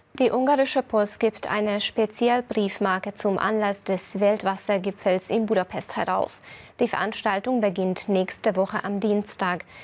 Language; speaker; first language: German; non-native, fluent; Hungarian